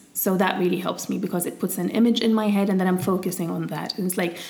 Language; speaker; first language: English; early bilingual, heritage; Arabic